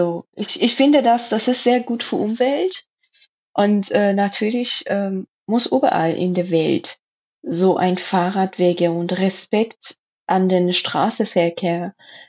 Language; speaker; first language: German; non-native, learner; Persian